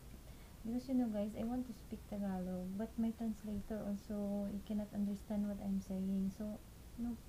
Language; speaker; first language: English; non-native, local second language; Cebuano